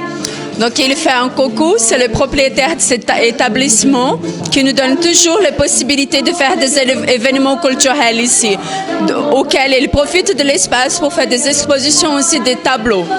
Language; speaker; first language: French; non-native, fluent; Portuguese